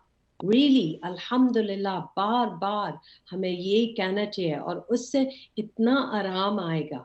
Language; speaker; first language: Hindi; early bilingual, heritage; English